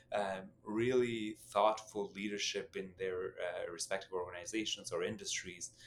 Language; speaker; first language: English; non-native, fluent; Albanian